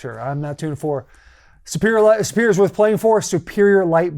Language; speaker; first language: English; native; English